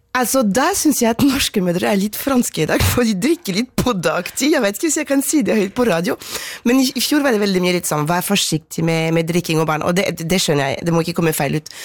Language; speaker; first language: Norwegian; non-native, fluent; French